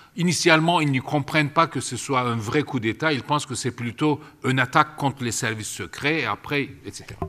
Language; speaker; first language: French; non-native, fluent; Turkish